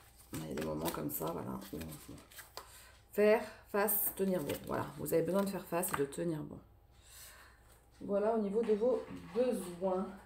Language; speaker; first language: French; native; French